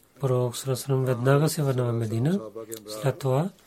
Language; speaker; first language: Bulgarian; non-native, learner; Urdu